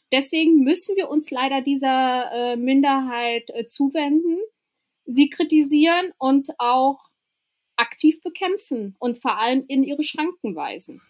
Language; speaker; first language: German; early bilingual, other home language; Albanian